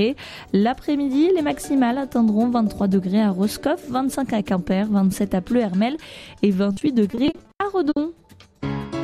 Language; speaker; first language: French; native; French